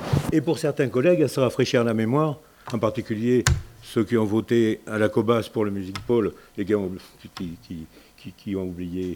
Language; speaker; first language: French; native; French